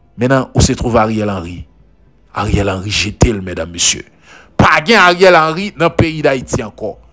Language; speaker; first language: French; non-native, local second language; Haitian Creole